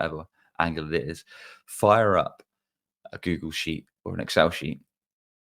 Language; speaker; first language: English; native; English